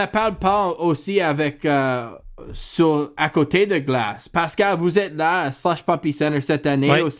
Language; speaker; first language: French; non-native, learner; English